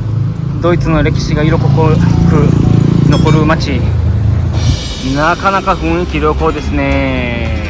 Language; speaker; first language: Japanese; native; Japanese